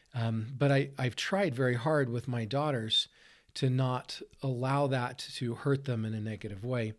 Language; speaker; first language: English; native; English